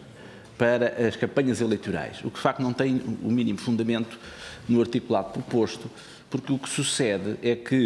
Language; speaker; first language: Portuguese; native; Portuguese